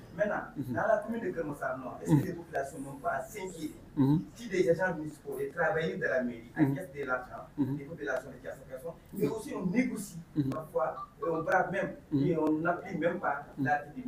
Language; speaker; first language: French; non-native, local second language; Wolof